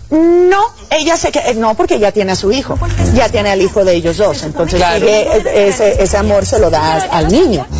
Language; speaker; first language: Spanish; early bilingual, heritage; English